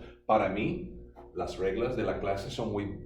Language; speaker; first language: Spanish; non-native, fluent; English